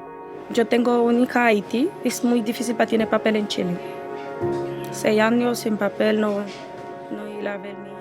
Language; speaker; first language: Spanish; non-native, learner; Haitian Creole